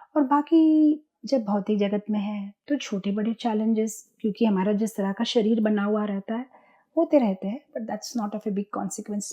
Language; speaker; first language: Hindi; non-native, local second language; Gujarati